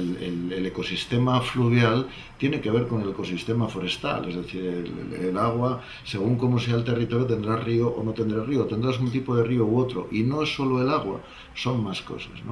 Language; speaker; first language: Spanish; native; Spanish